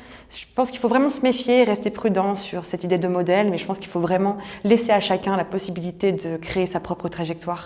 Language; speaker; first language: French; native; French